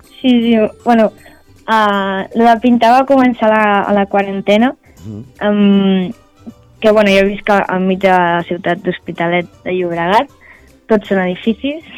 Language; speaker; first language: Catalan; native; Catalan